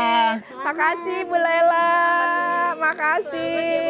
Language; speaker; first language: Indonesian; native; Indonesian